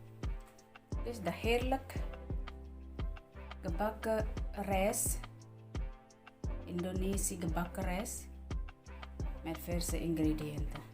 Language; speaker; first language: Dutch; non-native, learner; Indonesian